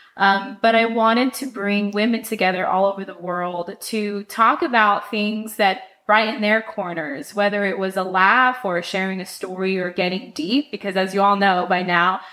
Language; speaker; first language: English; native; English